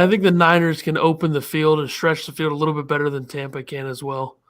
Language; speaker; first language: English; native; English